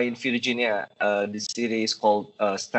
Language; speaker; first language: English; non-native, learner; Indonesian